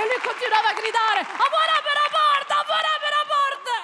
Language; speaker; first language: Italian; native; Italian